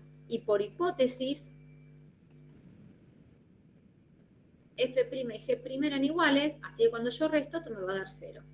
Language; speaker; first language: Spanish; native; Spanish